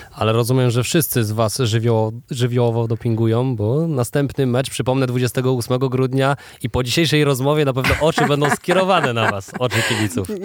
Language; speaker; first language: Polish; native; Polish